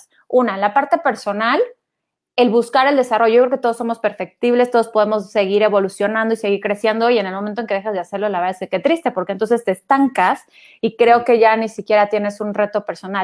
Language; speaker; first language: Spanish; native; Spanish